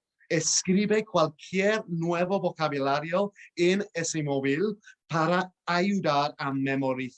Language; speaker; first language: Spanish; non-native, fluent; English